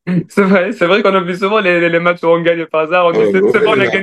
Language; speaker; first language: French; non-native, local second language; Arabic